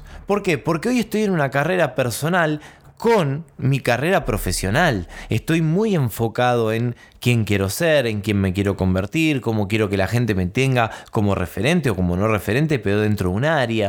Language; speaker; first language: Spanish; native; Spanish